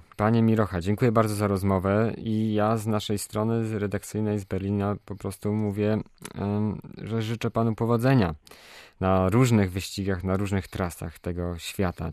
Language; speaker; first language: Polish; native; Polish